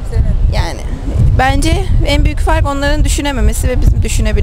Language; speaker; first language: Turkish; non-native, learner; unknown